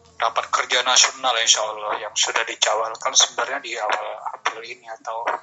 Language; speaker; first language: Indonesian; native; Indonesian